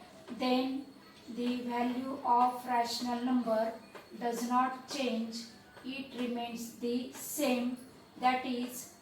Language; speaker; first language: English; non-native, local second language; Marathi